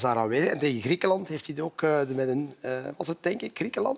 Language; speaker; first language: Dutch; native; Dutch